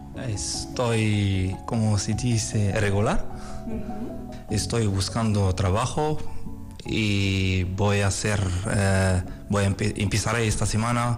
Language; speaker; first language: Spanish; non-native, learner; Arabic